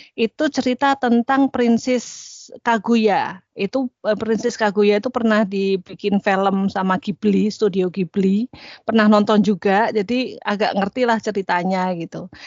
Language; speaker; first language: Indonesian; native; Indonesian